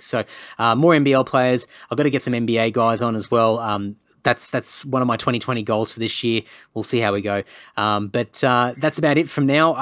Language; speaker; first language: English; native; English